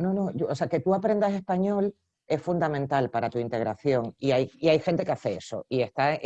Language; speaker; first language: Spanish; native; Spanish